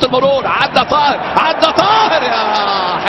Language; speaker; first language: Arabic; native; Arabic